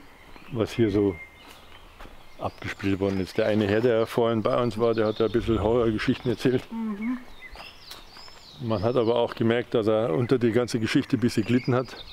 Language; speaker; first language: German; native; German